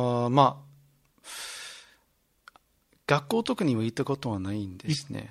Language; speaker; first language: Japanese; non-native, fluent; English